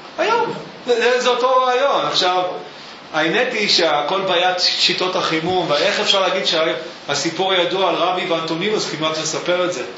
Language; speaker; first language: Hebrew; native; Hebrew